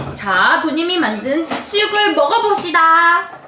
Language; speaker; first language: Korean; native; Korean